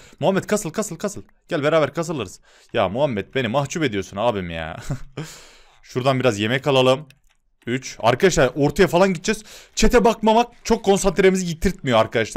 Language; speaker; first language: Turkish; native; Turkish